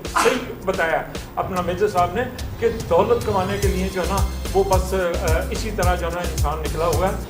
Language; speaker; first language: Urdu; non-native, local second language; Punjabi